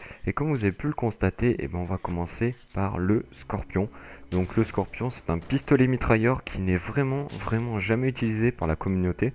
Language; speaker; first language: French; native; French